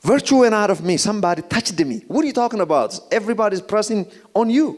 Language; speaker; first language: English; non-native, local second language; Amharic